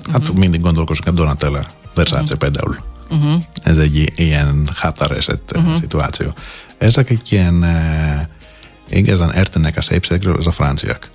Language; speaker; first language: Hungarian; non-native, fluent; Greek